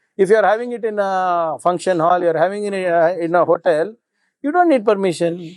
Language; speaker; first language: English; non-native, local second language; Kannada